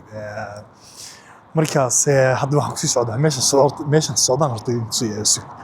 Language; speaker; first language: Somali; early bilingual, heritage; Somali